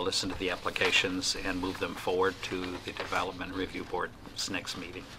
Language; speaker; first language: English; native; English